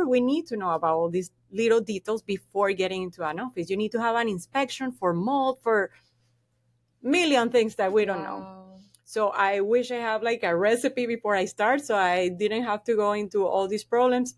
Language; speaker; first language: English; non-native, fluent; Spanish